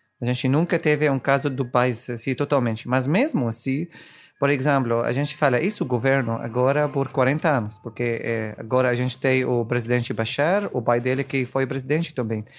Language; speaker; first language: Portuguese; non-native, fluent; Arabic